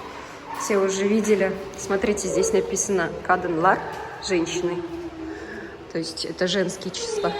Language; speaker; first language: Russian; native; Russian